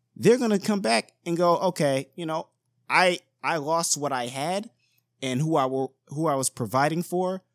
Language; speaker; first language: English; native; English